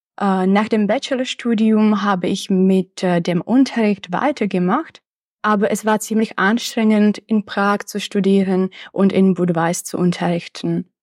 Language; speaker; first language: German; non-native, fluent; Czech